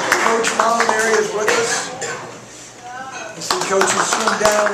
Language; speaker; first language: English; native; English